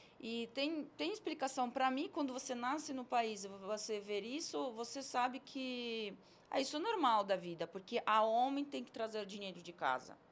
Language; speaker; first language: Portuguese; non-native, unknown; Russian